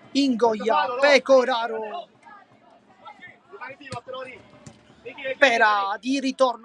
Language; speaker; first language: Italian; native; Italian